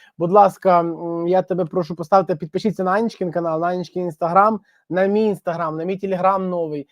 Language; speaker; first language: Ukrainian; non-native, local second language; Russian